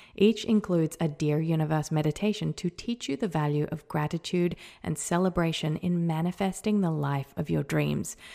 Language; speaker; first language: English; native; English